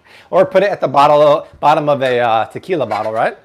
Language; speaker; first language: English; native; English